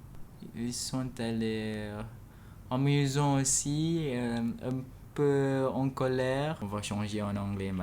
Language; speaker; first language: French; non-native, learner; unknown